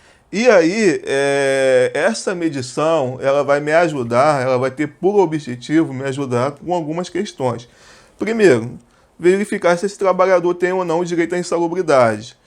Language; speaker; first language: Portuguese; native; Portuguese